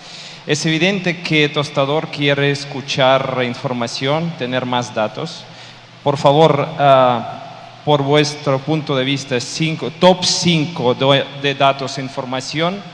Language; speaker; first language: Spanish; non-native, learner; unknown